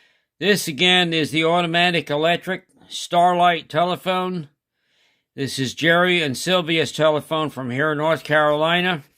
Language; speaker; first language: English; native; English